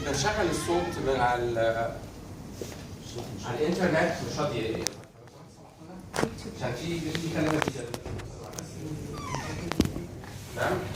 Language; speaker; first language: Arabic; native; Arabic